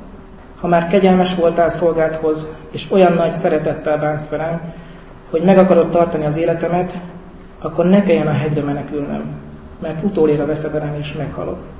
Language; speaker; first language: Hungarian; native; Hungarian